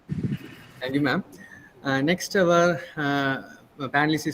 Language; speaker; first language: English; non-native, local second language; Malayalam